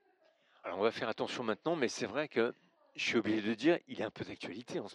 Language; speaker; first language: French; native; French